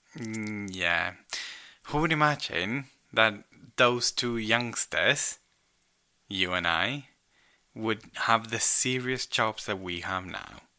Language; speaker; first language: English; non-native, fluent; Spanish